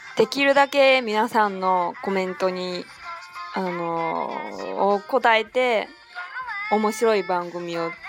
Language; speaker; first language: Japanese; non-native, fluent; Chinese